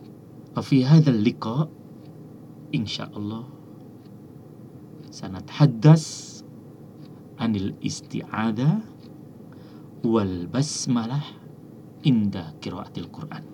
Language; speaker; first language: Arabic; non-native, fluent; Indonesian